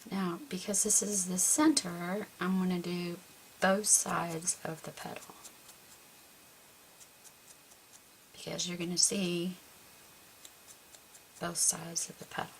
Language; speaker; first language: English; native; English